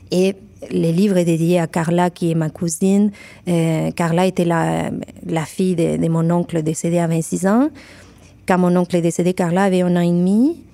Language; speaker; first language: French; non-native, fluent; Spanish